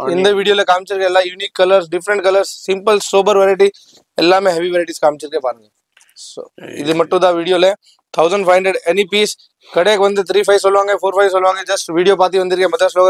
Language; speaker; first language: Tamil; non-native, local second language; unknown